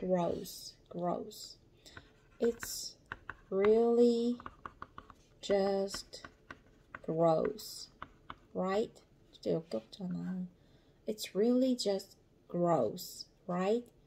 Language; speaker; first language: English; non-native, learner; Korean